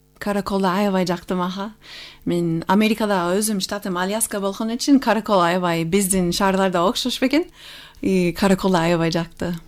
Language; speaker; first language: Kyrgyz; non-native, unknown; English